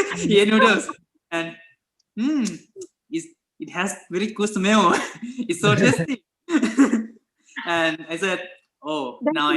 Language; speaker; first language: English; non-native, learner; Thai